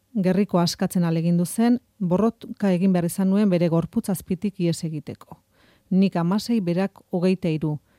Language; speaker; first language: Basque; native; Basque